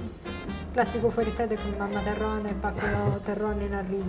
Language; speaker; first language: Italian; native; Italian